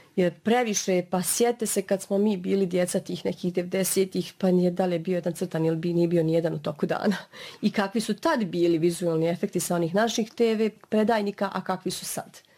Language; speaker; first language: Bosnian; native; Bosnian